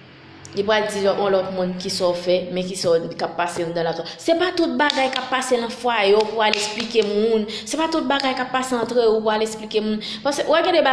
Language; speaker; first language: French; non-native, local second language; Haitian Creole